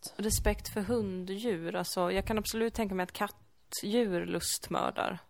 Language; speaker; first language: Swedish; early bilingual, other home language; Kurdish